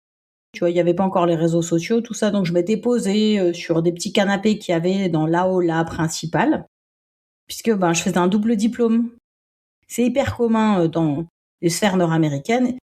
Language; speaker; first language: French; native; French